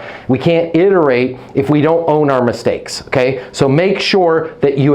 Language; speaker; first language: English; native; English